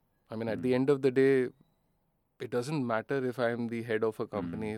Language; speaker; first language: English; non-native, local second language; Hindi